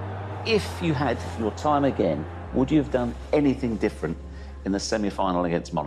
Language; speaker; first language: English; native; English